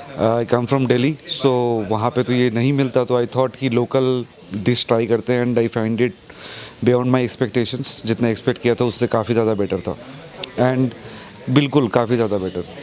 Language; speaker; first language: Hindi; non-native, local second language; Bangla